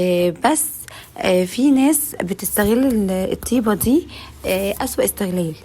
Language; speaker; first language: Arabic; native; Arabic